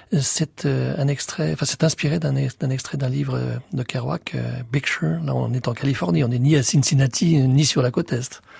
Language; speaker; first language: French; native; French